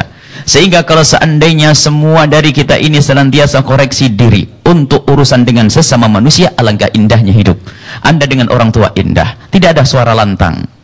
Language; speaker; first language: Indonesian; native; Indonesian